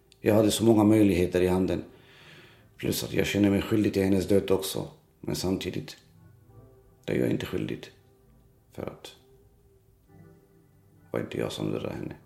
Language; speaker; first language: Swedish; non-native, local second language; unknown